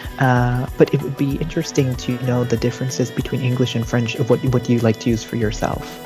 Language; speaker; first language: English; native; English